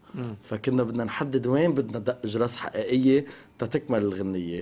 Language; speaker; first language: Arabic; native; Arabic